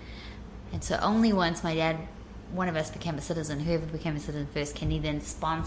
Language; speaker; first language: English; native; English